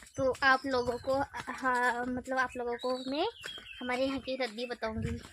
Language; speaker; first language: Hindi; native; Hindi